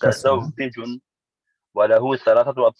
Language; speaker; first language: Arabic; non-native, learner; English